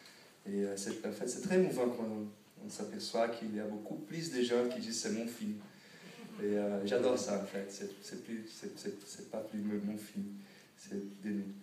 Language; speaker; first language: French; non-native, fluent; Portuguese